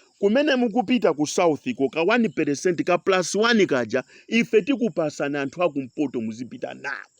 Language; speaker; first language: Nyanja; non-native, local second language; Tumbuka